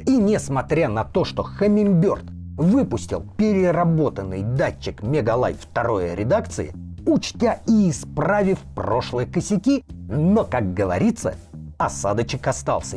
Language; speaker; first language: Russian; native; Russian